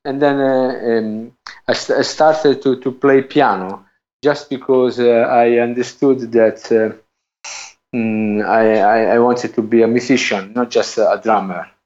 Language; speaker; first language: English; non-native, learner; Italian